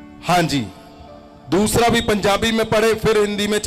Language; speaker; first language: Hindi; non-native, local second language; Punjabi